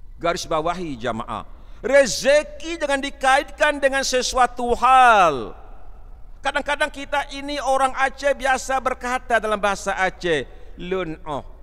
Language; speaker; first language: Malay; non-native, local second language; Achinese